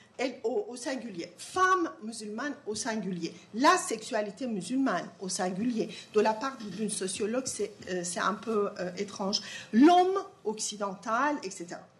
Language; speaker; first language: French; non-native, fluent; Persian